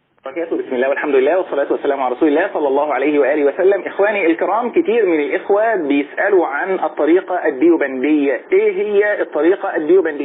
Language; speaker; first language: Arabic; native; Arabic